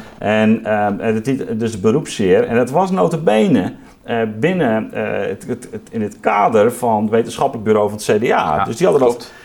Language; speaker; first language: Dutch; native; Dutch